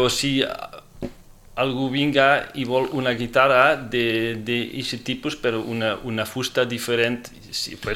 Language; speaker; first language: Catalan; non-native, fluent; Dutch